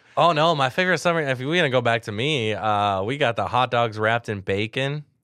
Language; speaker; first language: English; native; English